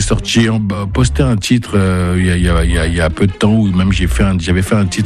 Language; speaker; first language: French; native; French